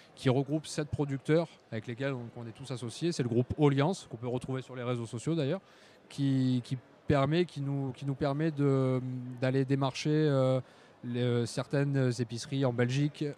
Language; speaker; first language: French; native; French